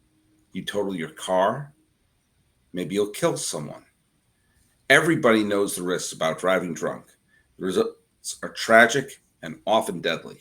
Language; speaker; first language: English; native; English